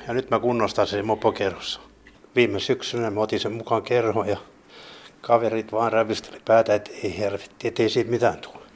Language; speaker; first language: Finnish; native; Finnish